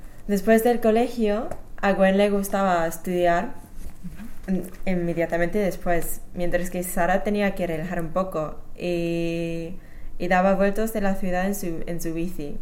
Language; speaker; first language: Spanish; non-native, fluent; English